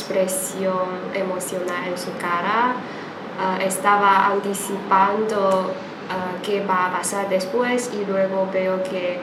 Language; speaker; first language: Spanish; non-native, fluent; Chinese